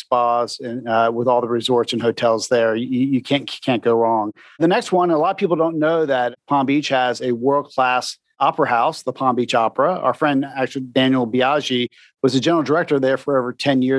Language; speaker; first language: English; native; English